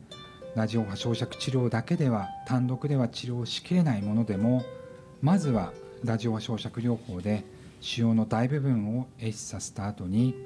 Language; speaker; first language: Japanese; native; Japanese